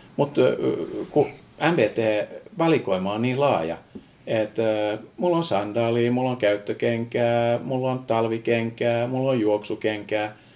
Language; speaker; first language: Finnish; non-native, fluent; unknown